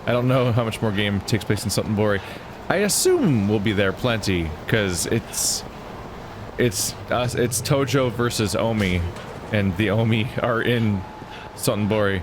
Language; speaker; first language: English; native; English